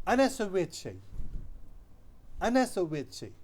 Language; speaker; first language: Arabic; non-native, fluent; Urdu